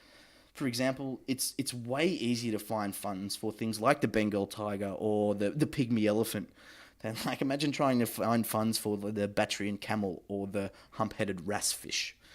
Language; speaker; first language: English; native; English